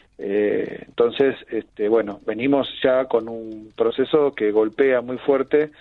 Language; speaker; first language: Spanish; native; Spanish